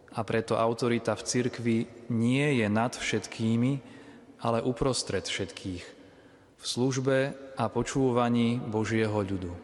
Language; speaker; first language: Slovak; non-native, learner; Italian